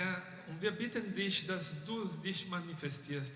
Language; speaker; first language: German; non-native, fluent; Portuguese